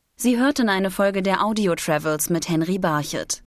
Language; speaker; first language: German; native; German